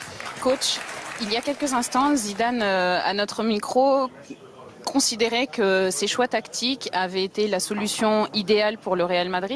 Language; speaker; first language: French; native; French